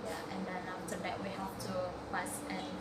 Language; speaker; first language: English; non-native, learner; Indonesian